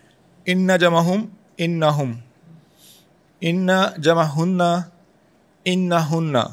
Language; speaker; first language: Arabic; non-native, learner; Urdu